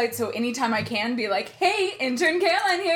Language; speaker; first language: English; native; English